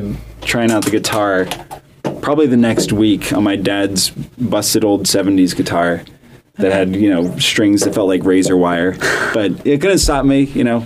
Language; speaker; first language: English; native; English